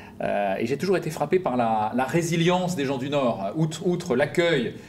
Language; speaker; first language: French; native; French